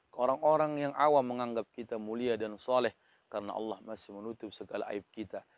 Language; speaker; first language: Malay; native; Malay